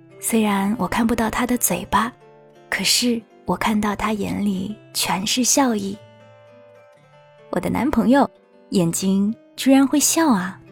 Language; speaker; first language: Chinese; native; Chinese